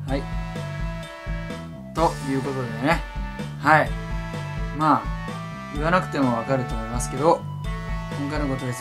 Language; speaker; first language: Japanese; native; Japanese